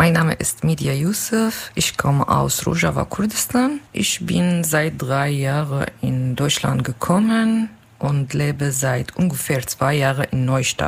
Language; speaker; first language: German; non-native, learner; Kurdish